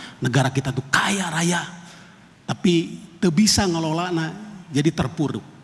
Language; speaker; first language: Indonesian; non-native, local second language; Sundanese